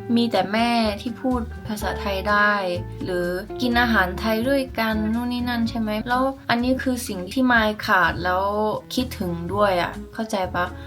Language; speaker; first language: Thai; early bilingual, heritage; Thai